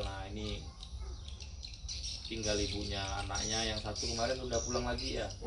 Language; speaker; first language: Indonesian; native; Indonesian